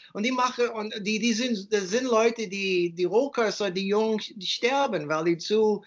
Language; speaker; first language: German; early bilingual, heritage; German